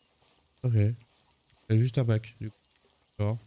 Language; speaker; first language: French; native; French